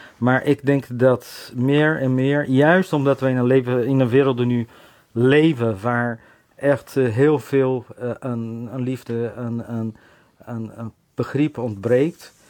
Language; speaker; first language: Dutch; non-native, fluent; Portuguese